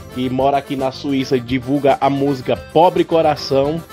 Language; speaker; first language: Portuguese; native; Portuguese